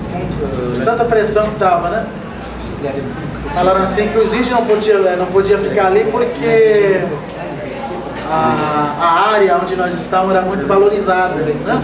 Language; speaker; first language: Portuguese; non-native, local second language; Guarani